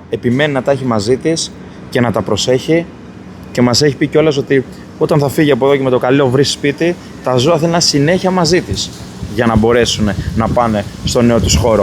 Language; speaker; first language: Greek; native; Greek